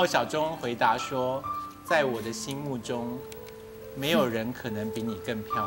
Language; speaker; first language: Chinese; native; Chinese